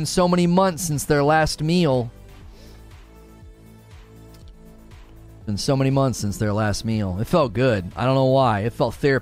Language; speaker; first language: English; native; English